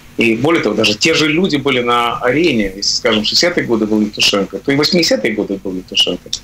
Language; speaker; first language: Russian; native; Russian